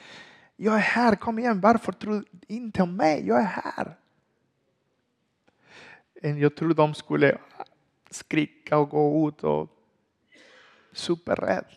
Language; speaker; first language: Swedish; non-native, learner; Spanish